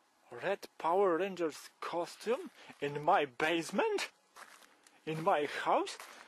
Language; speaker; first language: English; non-native, learner; Polish